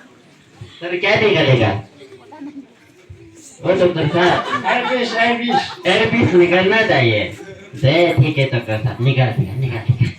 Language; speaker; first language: Hindi; non-native, local second language; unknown